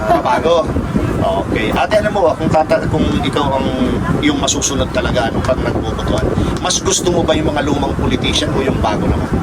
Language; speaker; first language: Filipino; native; Filipino